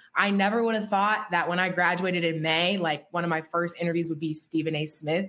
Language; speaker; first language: English; native; English